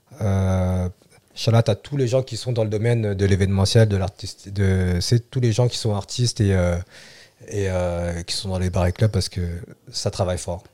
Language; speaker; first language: French; early bilingual, other home language; Vietnamese